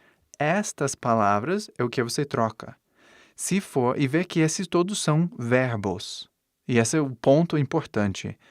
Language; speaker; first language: Portuguese; non-native, fluent; English